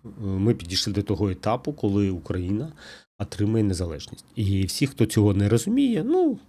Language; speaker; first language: Ukrainian; non-native, local second language; Russian